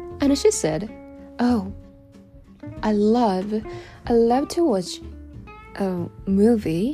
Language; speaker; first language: English; non-native, learner; Japanese